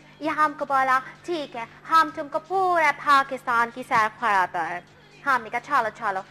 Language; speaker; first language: Urdu; non-native, learner; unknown